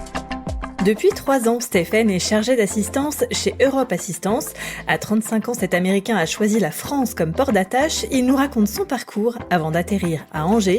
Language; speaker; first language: French; native; French